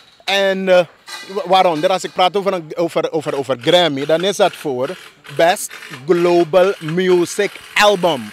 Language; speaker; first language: Dutch; native; Dutch